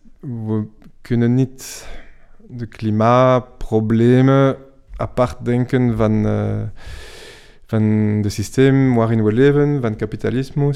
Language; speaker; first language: Dutch; non-native, fluent; French